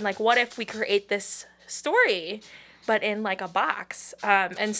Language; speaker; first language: English; non-native, local second language; Filipino